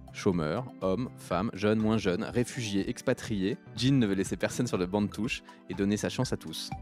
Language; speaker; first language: French; native; French